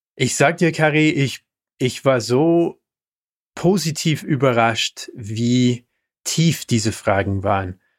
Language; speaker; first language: German; non-native, fluent; English